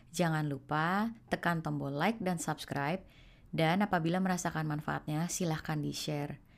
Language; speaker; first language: Indonesian; native; Indonesian